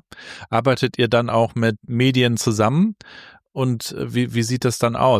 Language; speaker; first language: German; native; German